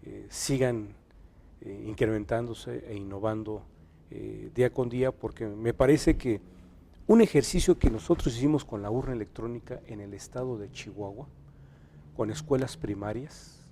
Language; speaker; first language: Spanish; native; Spanish